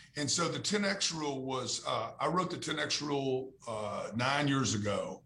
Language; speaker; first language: English; native; English